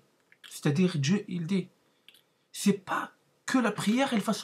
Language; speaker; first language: French; non-native, learner; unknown